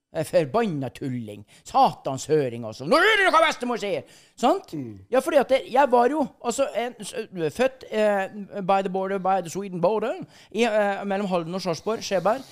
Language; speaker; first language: Norwegian; native; Norwegian